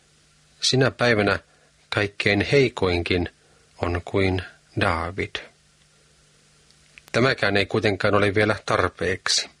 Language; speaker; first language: Finnish; native; Finnish